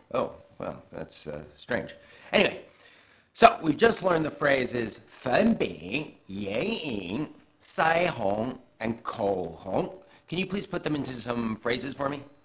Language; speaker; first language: English; native; English